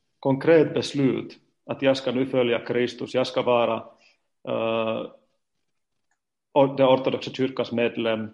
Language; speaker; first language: Swedish; non-native, fluent; Finnish